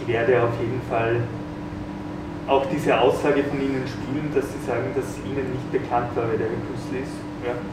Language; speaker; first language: German; native; German